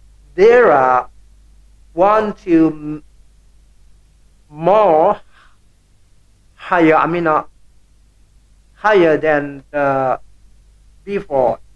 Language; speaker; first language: English; non-native, learner; Indonesian